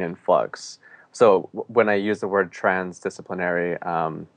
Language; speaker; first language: English; native; English